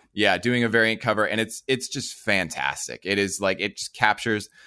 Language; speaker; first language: English; native; English